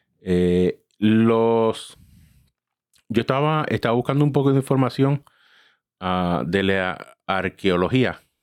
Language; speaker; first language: Spanish; early bilingual, heritage; Spanish